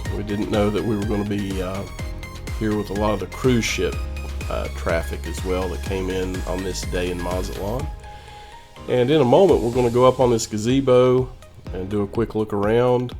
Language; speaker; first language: English; native; English